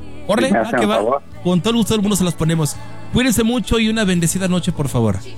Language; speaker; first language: Spanish; native; Spanish